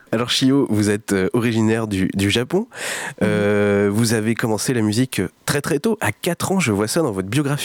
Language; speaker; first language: French; native; French